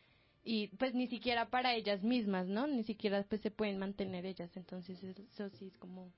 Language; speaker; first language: Spanish; native; Spanish